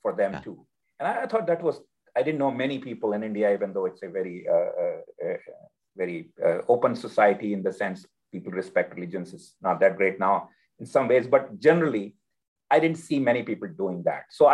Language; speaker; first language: English; non-native, local second language; Hindi